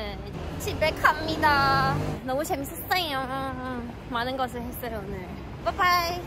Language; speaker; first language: Korean; non-native, fluent; Thai